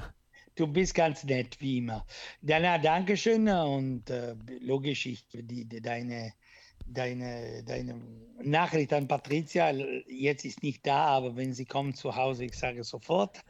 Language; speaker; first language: German; non-native, learner; Italian